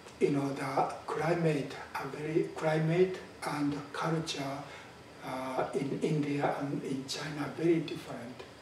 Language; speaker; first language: English; non-native, fluent; Japanese